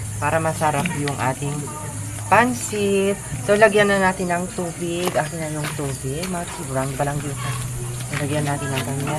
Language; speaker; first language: Filipino; non-native, local second language; Iloko